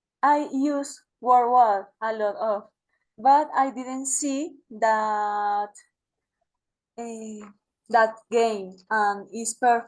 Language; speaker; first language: English; non-native, learner; Spanish